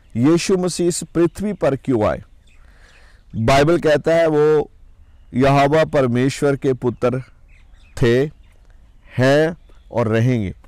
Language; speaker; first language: Hindi; non-native, local second language; Punjabi